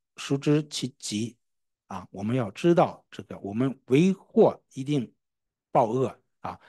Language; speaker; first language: Chinese; native; Chinese